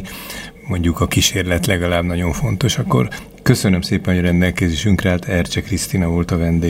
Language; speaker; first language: Hungarian; native; Hungarian